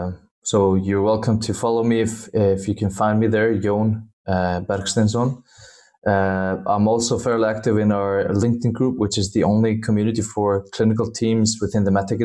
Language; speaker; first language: English; non-native, fluent; Danish